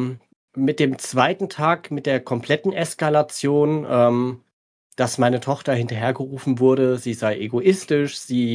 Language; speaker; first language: German; native; German